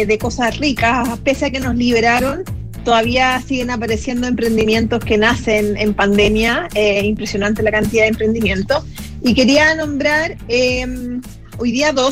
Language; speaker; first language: Spanish; native; Spanish